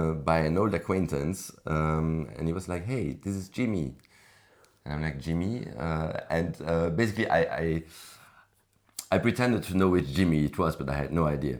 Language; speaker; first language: English; non-native, fluent; French